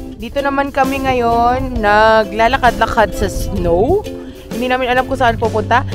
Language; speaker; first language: Filipino; native; Filipino